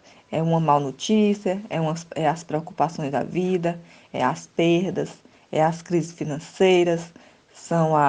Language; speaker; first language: Portuguese; native; Portuguese